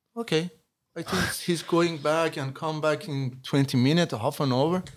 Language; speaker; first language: English; non-native, learner; Persian